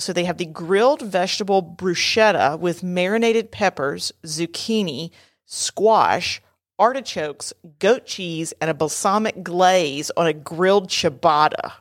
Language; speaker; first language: English; native; English